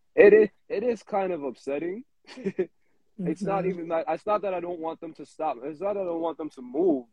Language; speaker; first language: English; native; English